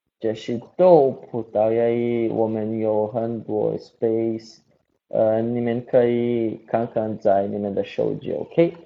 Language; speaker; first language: Chinese; non-native, learner; Portuguese